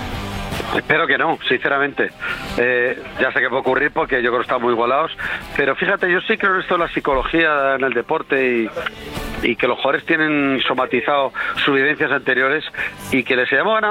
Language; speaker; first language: Spanish; native; Spanish